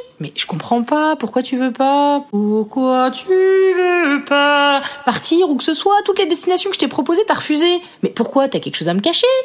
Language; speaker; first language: French; native; French